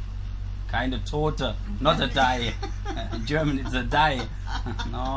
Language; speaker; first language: English; non-native, learner; German